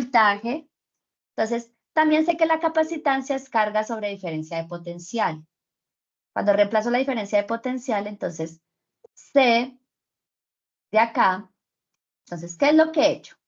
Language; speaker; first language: Spanish; native; Spanish